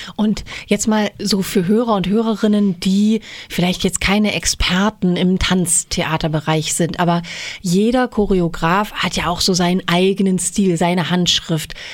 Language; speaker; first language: German; native; German